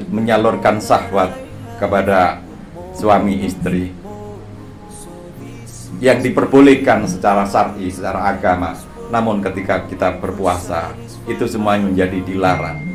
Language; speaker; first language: Indonesian; native; Indonesian